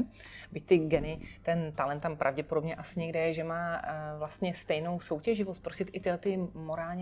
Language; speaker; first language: Czech; native; Czech